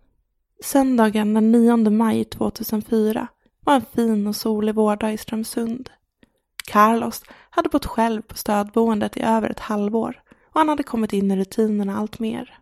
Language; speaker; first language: Swedish; native; Swedish